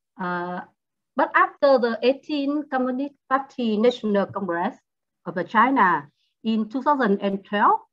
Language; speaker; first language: English; non-native, learner; Vietnamese